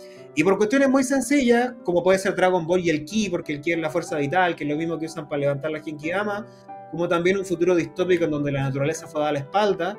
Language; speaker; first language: Spanish; native; Spanish